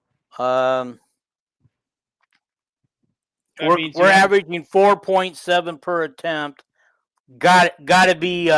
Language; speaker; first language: English; native; English